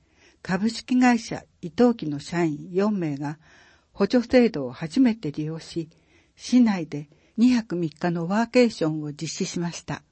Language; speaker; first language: Japanese; native; Japanese